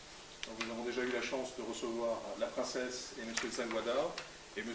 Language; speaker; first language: French; native; French